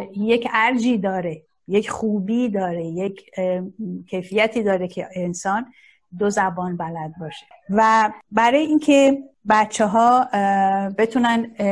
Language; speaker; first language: Persian; non-native, local second language; Azerbaijani